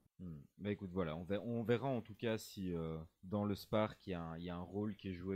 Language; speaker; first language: French; native; French